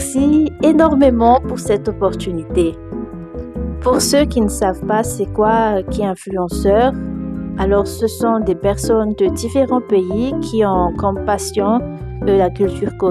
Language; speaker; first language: French; non-native, local second language; Malagasy